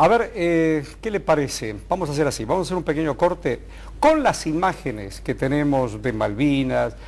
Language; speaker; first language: Spanish; native; Spanish